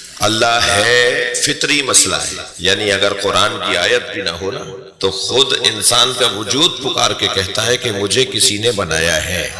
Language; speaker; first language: Urdu; native; Urdu